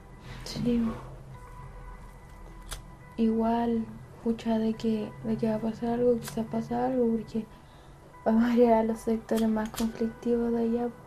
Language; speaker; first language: Spanish; native; Spanish